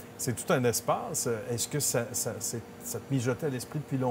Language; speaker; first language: French; native; French